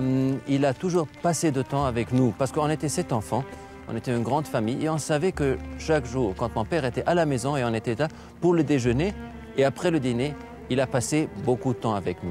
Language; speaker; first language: French; non-native, fluent; German